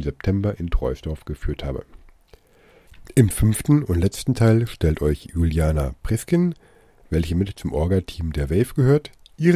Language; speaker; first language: German; native; German